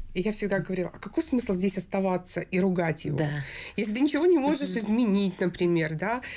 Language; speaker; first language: Russian; native; Russian